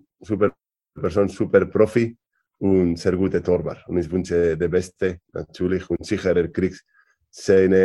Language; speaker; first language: German; non-native, learner; Spanish